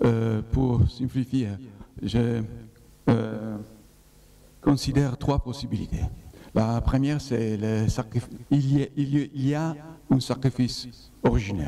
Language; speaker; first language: French; non-native, fluent; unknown